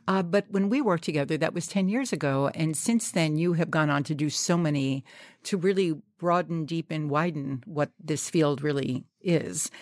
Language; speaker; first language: English; native; English